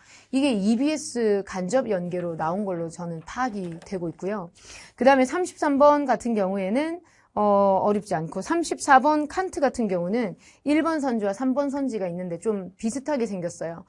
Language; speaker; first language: Korean; native; Korean